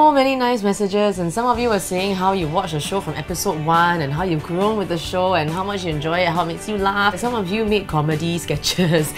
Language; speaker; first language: English; native; English